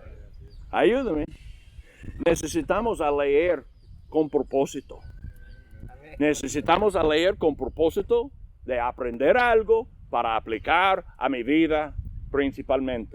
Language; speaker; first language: Spanish; non-native, learner; English